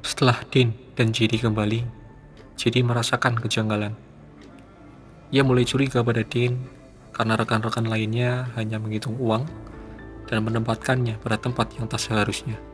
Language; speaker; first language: Indonesian; native; Indonesian